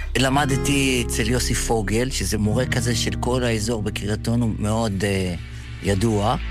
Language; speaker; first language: Hebrew; early bilingual, other home language; Yiddish